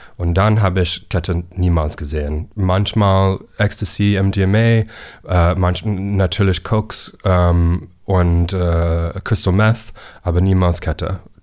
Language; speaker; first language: German; non-native, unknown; English